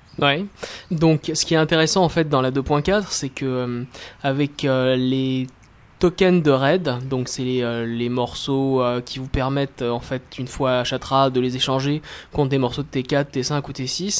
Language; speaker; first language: French; native; French